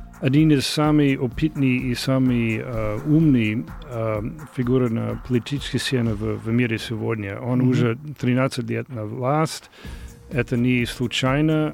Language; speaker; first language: Russian; non-native, learner; English